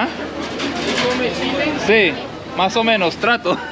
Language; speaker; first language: Spanish; non-native, learner; English